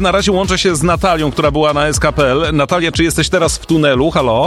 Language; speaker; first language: Polish; native; Polish